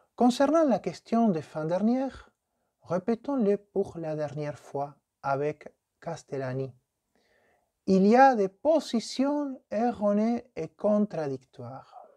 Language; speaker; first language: French; non-native, fluent; Spanish